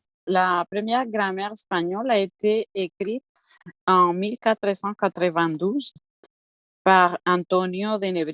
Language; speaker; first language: French; non-native, fluent; Spanish